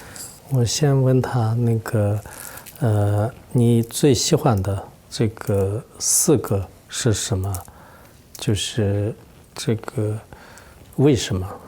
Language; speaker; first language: Chinese; non-native, local second language; Tibetan